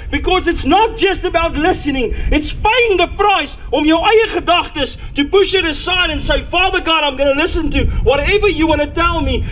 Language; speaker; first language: English; non-native, local second language; Afrikaans